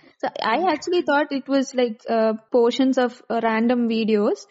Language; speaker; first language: English; non-native, local second language; Malayalam